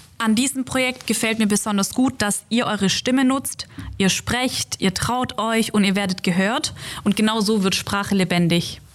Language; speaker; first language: German; native; German